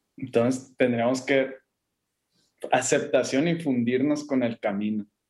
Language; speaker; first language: Spanish; native; Spanish